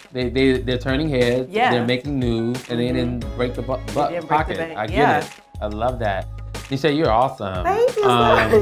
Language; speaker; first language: English; native; English